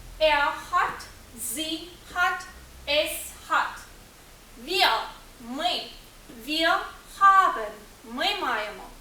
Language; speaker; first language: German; non-native, fluent; Ukrainian